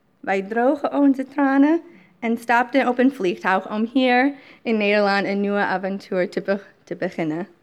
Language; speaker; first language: Dutch; non-native, fluent; English